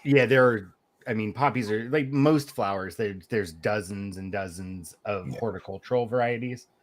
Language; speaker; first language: English; native; English